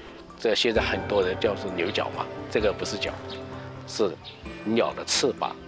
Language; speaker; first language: Chinese; non-native, local second language; Hmong